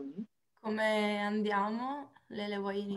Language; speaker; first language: Italian; native; Italian